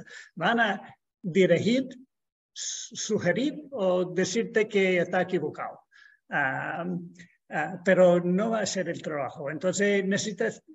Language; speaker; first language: Spanish; non-native, fluent; English